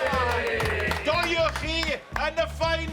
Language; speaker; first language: Welsh; non-native, local second language; English